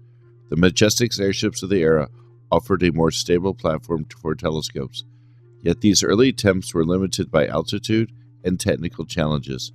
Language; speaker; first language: English; native; English